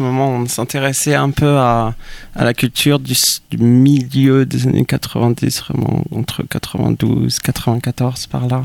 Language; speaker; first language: French; native; French